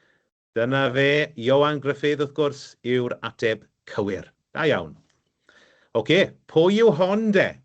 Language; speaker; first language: Welsh; native; Welsh